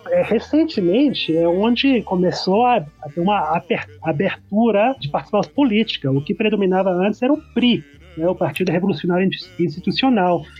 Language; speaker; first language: Portuguese; early bilingual, heritage; Portuguese